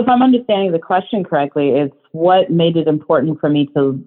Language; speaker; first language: English; non-native, local second language; Shona